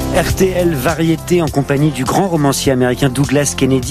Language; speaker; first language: French; native; French